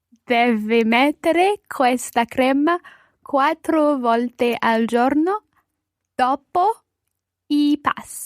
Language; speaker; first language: Italian; non-native, learner; English